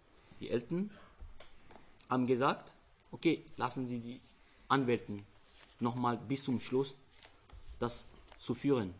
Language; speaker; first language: German; non-native, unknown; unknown